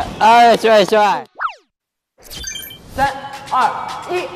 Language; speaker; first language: Chinese; non-native, learner; Japanese